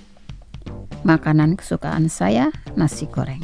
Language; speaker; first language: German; non-native, fluent; Indonesian